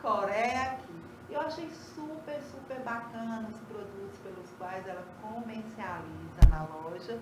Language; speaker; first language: Portuguese; native; Portuguese